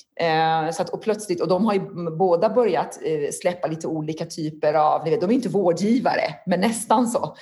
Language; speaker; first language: Swedish; non-native, fluent; Persian